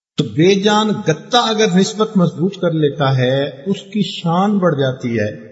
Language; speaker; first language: Urdu; non-native, local second language; Punjabi